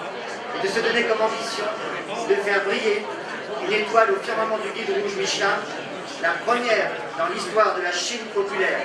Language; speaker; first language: French; native; French